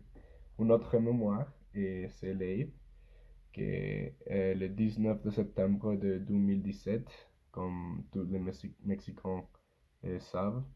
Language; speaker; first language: French; non-native, learner; Spanish